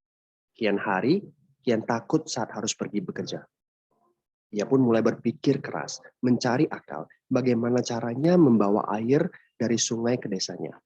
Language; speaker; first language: Indonesian; native; Indonesian